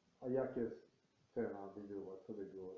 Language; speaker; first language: Polish; non-native, learner; Serbian